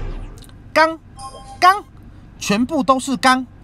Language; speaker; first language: Chinese; native; Chinese